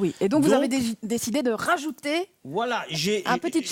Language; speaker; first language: French; native; French